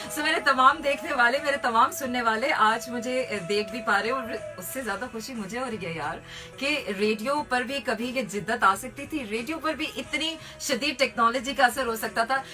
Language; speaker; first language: Urdu; native; Urdu